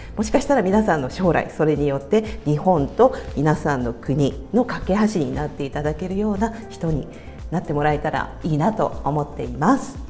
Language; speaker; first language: Japanese; native; Japanese